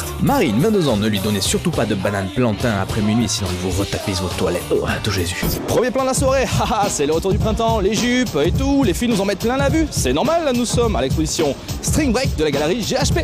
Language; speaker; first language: French; native; French